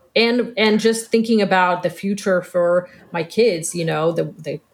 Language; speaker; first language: English; early bilingual, other home language; Hebrew